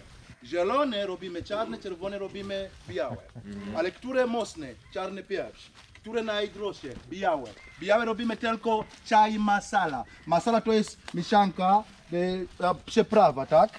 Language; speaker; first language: Polish; non-native, learner; Swahili